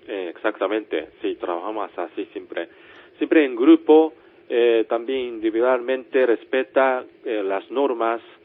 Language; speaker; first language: Spanish; non-native, fluent; Japanese